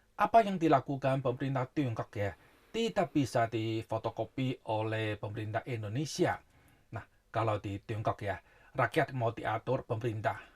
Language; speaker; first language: Indonesian; non-native, fluent; Chinese